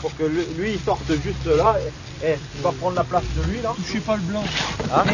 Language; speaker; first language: French; native; French